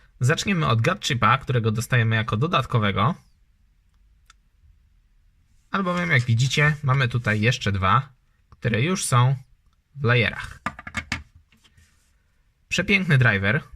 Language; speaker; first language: Polish; native; Polish